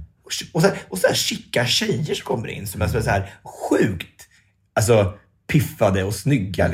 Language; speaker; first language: Swedish; native; Swedish